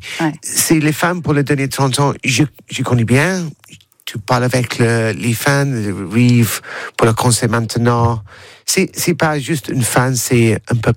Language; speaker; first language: French; non-native, learner; English